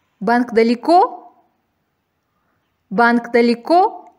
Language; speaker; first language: Russian; non-native, local second language; Uzbek